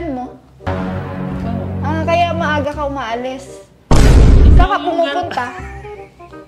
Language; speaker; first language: Filipino; native; Filipino